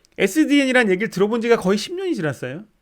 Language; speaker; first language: Korean; native; Korean